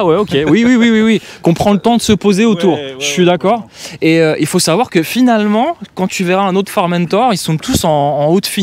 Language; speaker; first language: French; native; French